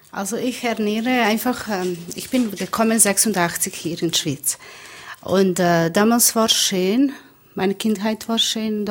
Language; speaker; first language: German; non-native, learner; Bosnian